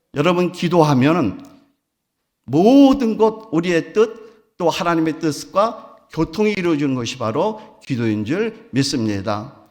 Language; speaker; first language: Korean; native; Korean